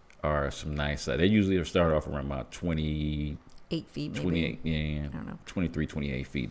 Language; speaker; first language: English; native; English